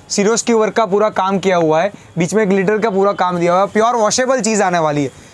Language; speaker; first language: Hindi; non-native, local second language; Gujarati